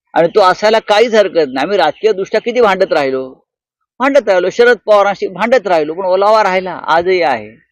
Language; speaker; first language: Marathi; native; Marathi